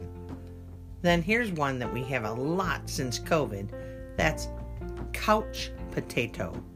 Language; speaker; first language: English; native; English